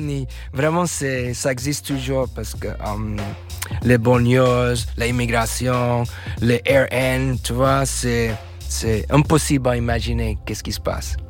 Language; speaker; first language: French; non-native, fluent; English